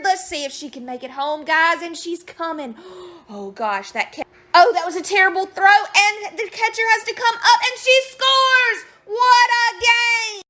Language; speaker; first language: English; native; English